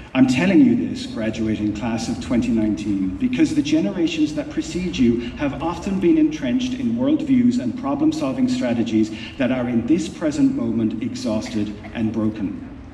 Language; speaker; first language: English; native; English